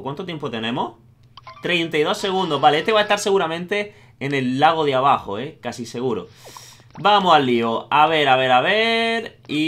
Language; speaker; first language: Spanish; native; Spanish